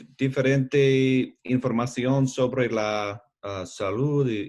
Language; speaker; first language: Spanish; non-native, learner; English